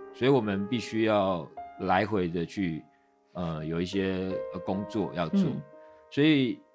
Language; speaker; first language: Chinese; native; Chinese